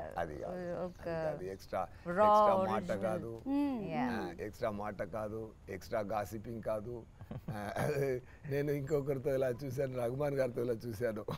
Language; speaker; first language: Telugu; non-native, fluent; Tamil